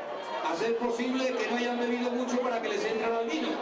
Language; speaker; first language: Spanish; native; Spanish